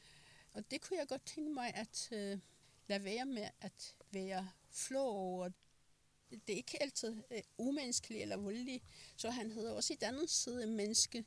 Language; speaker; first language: Danish; non-native, fluent; Persian